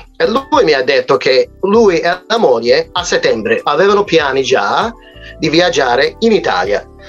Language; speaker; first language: Italian; non-native, fluent; English